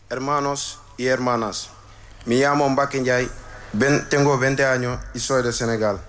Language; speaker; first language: Spanish; non-native, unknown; Wolof